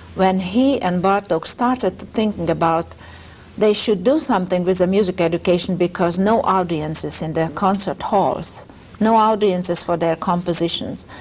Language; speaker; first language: English; non-native, fluent; Hungarian